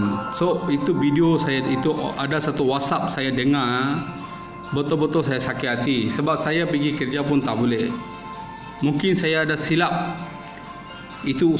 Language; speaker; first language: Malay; non-native, learner; Bangla